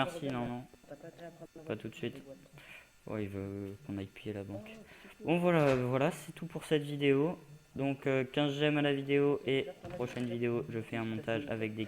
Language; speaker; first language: French; native; French